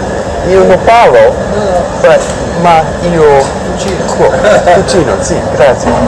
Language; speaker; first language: Italian; non-native, learner; English